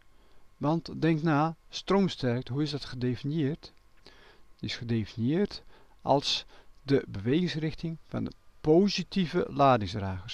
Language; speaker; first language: Dutch; native; Dutch